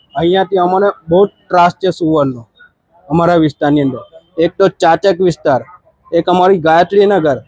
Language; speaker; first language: Gujarati; native; Gujarati